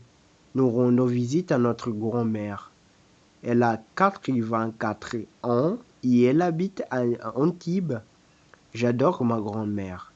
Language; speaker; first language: French; non-native, fluent; Portuguese